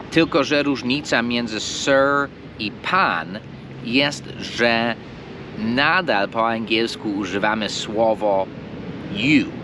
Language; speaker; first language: Polish; non-native, fluent; English